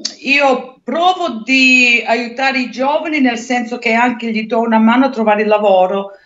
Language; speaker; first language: Italian; early bilingual, heritage; Italian